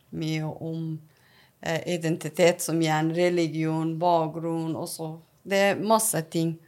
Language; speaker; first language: Norwegian; non-native, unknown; Persian